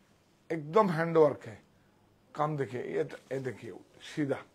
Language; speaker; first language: Hindi; non-native, local second language; Bangla